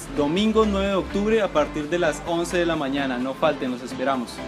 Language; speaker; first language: Spanish; native; Spanish